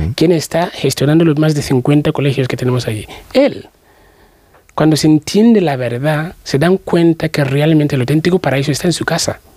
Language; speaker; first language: Spanish; non-native, fluent; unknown